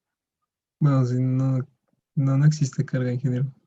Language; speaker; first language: Spanish; native; Spanish